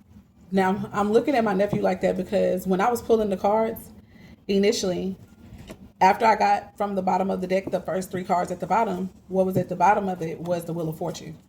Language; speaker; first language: English; native; English